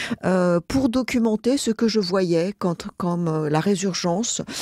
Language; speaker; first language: French; native; French